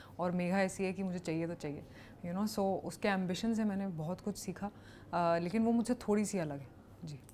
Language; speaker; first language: Hindi; native; Hindi